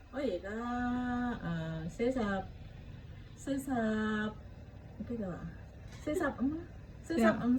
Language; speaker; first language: Cantonese; non-native, learner; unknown